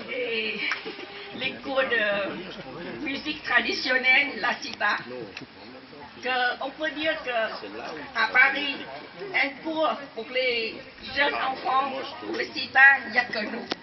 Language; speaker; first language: French; non-native, fluent; Vietnamese